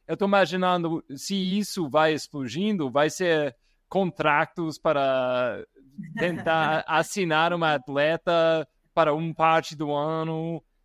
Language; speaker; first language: Portuguese; non-native, fluent; English